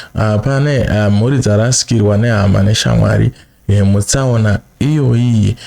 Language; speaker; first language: Shona; native; Shona